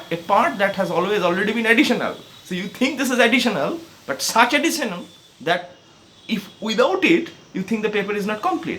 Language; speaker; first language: English; non-native, local second language; Bangla